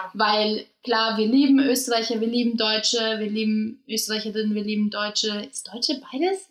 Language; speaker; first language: German; native; German